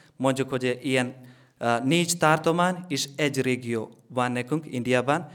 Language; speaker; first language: Hungarian; non-native, learner; Malayalam